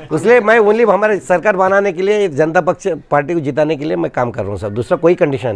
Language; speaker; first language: Hindi; non-native, local second language; Kannada